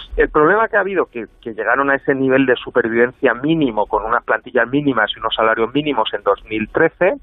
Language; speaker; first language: Spanish; native; Spanish